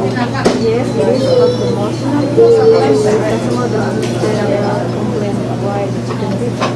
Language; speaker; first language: English; non-native, learner; Indonesian